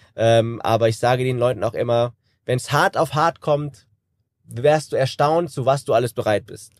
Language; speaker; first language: German; native; German